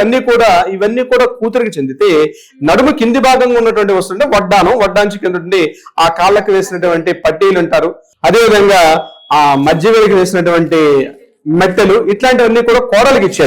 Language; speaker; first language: Telugu; native; Telugu